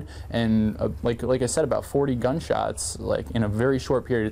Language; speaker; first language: English; native; English